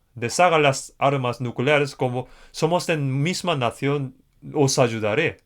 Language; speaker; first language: Spanish; non-native, fluent; Korean